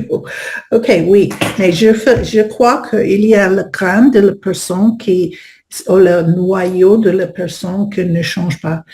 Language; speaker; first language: French; non-native, learner; Spanish